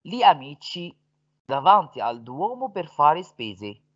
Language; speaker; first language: Italian; non-native, fluent; Arabic